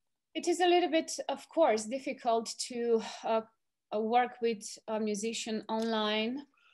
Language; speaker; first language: English; non-native, fluent; Romanian